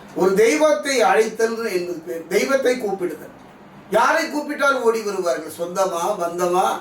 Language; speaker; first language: Tamil; native; Tamil